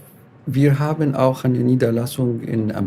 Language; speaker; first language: German; non-native, fluent; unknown